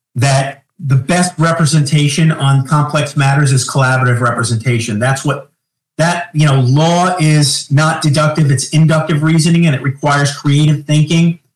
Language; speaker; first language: English; native; English